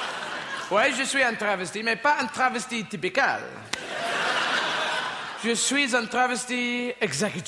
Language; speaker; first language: French; non-native, learner; English